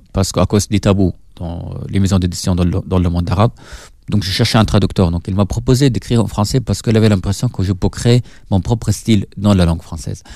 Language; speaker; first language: French; non-native, fluent; Arabic